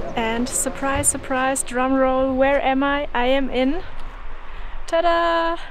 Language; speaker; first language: English; non-native, fluent; German